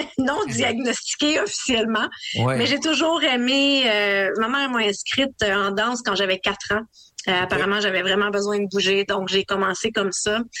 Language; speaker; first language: French; native; French